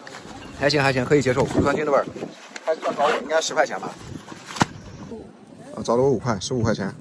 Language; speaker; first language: Chinese; native; Chinese